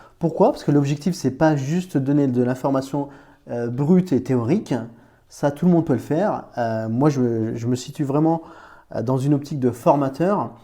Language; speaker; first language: French; native; French